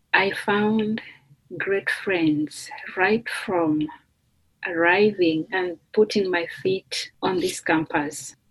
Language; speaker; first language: English; non-native, local second language; Luyia